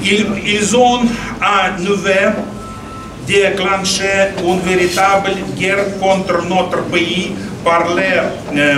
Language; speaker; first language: French; non-native, fluent; Russian